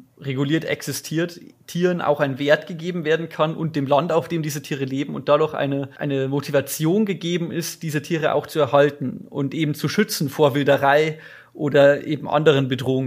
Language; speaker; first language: German; native; German